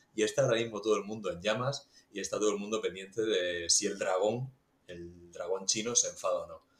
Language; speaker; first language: Spanish; native; Spanish